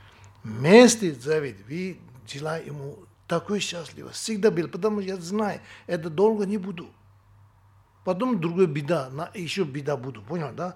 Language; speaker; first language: Russian; non-native, learner; Tibetan